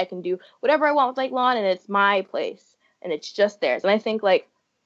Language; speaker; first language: English; native; English